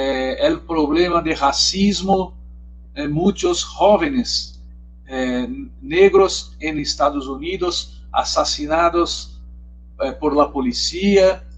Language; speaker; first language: Spanish; non-native, learner; Portuguese